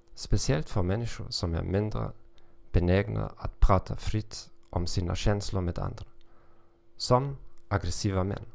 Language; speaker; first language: Swedish; non-native, learner; German